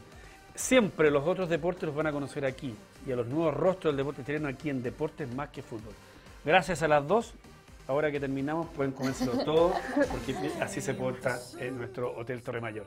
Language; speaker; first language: Spanish; native; Spanish